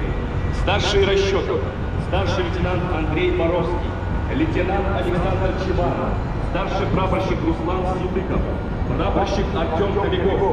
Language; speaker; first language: Russian; native; Russian